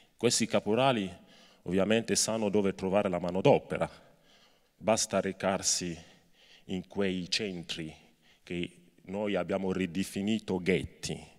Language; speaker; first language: Italian; non-native, fluent; French